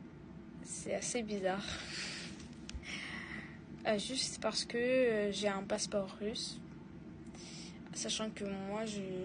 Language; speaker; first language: French; non-native, fluent; Russian